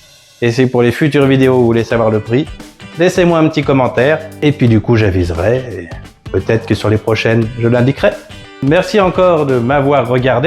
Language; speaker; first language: French; native; French